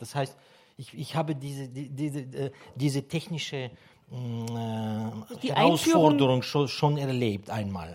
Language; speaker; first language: German; non-native, fluent; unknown